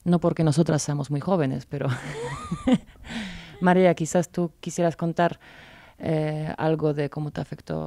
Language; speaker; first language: Spanish; non-native, fluent; Polish